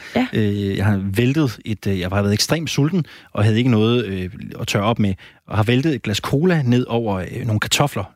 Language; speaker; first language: Danish; native; Danish